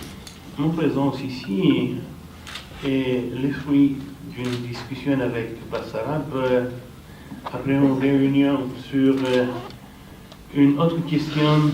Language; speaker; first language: French; non-native, fluent; Romanian